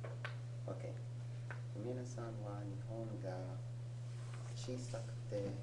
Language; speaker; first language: Japanese; non-native, learner; English